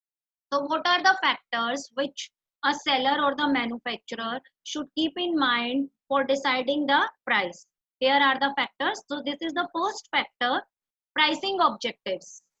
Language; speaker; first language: English; non-native, local second language; Hindi